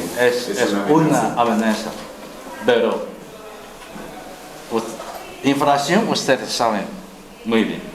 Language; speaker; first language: Spanish; non-native, learner; Chinese